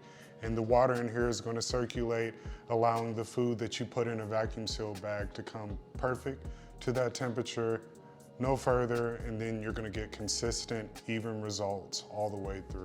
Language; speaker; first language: English; native; English